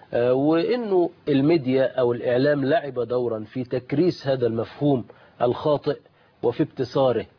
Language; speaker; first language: Arabic; native; Arabic